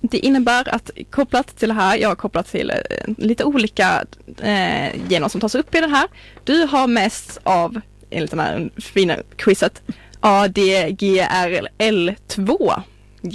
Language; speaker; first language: Swedish; native; Swedish